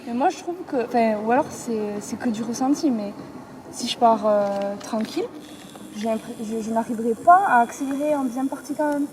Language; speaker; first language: French; native; French